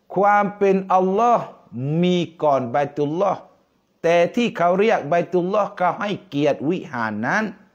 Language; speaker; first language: Thai; non-native, local second language; Pattani Malay